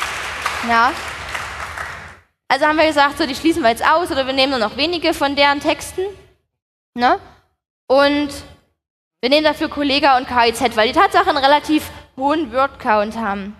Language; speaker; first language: German; native; German